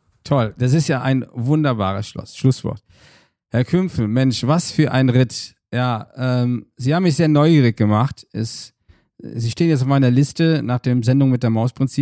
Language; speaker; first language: German; native; German